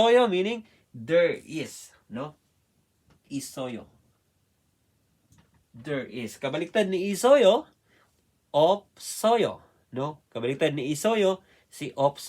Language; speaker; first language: English; non-native, learner; Filipino